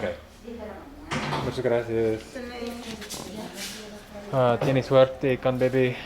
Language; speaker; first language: Spanish; non-native, learner; English